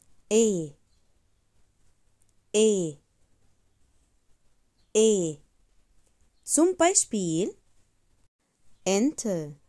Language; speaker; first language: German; non-native, fluent; Arabic